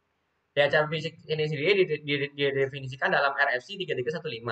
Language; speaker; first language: Indonesian; native; Indonesian